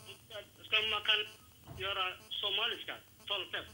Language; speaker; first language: Swedish; non-native, learner; Somali